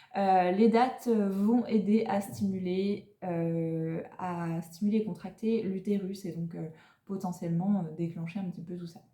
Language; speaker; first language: French; native; French